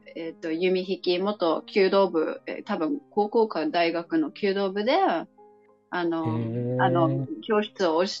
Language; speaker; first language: Japanese; non-native, fluent; English